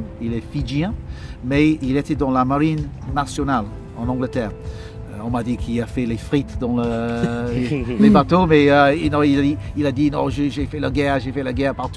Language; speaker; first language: French; non-native, fluent; English